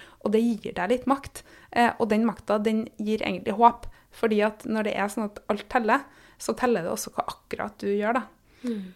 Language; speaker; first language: Norwegian; native; Norwegian